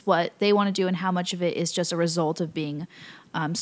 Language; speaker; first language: English; early bilingual, other home language; Spanish